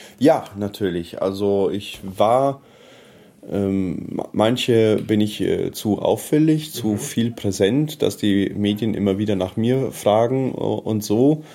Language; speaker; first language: German; early bilingual, heritage; German